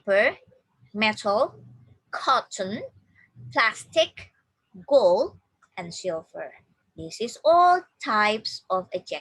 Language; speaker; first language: English; non-native, fluent; Indonesian